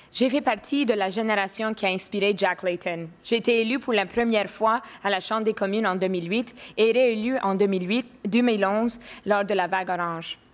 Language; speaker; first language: French; non-native, local second language; English